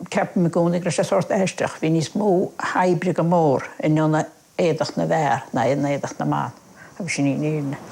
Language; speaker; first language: Irish; native; Irish